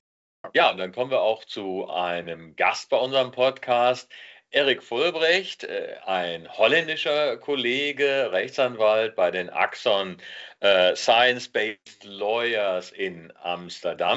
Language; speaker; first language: German; native; German